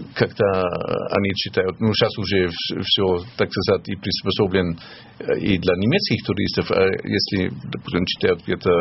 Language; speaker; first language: Russian; non-native, fluent; German